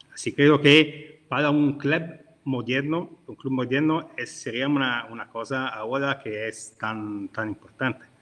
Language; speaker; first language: Spanish; non-native, learner; Italian